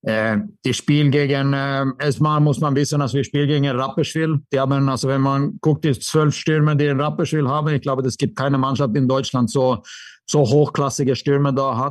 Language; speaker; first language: German; non-native, fluent; Swedish